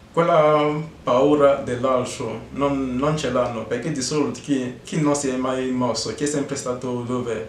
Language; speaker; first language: Italian; non-native, fluent; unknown